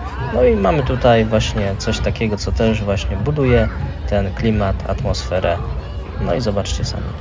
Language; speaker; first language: Polish; native; Polish